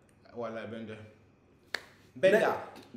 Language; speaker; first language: Turkish; non-native, learner; English